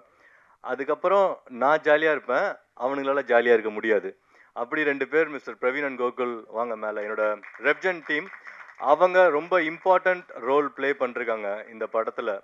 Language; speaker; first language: Tamil; native; Tamil